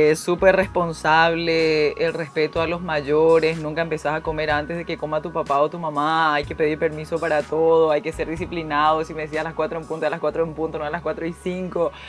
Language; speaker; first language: Spanish; early bilingual, other home language; Korean